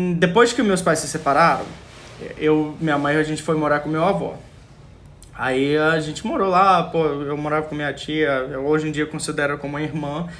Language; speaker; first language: Portuguese; early bilingual, other home language; English